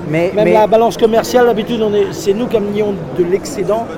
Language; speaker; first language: French; native; French